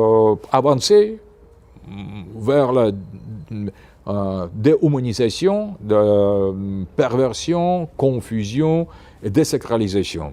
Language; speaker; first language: French; non-native, fluent; Russian